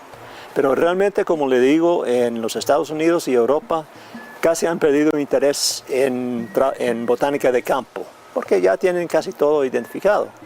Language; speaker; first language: Spanish; non-native, fluent; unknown